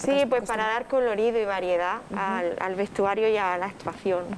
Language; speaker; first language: Spanish; native; Spanish